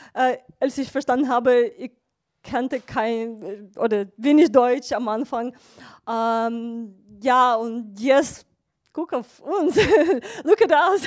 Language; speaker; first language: German; non-native, learner; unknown